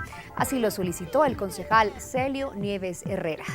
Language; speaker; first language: Spanish; native; Spanish